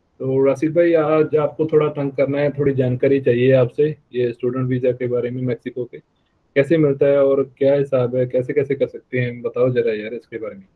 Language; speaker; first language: Hindi; non-native, local second language; Punjabi